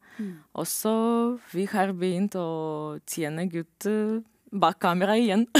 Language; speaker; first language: Norwegian; non-native, learner; Romanian